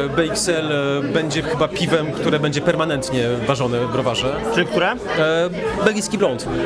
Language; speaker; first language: Polish; early bilingual, heritage; Polish